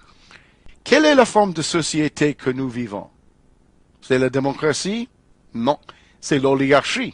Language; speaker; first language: French; non-native, fluent; English